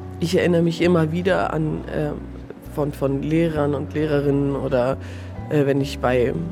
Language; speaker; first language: German; early bilingual, other home language; Persian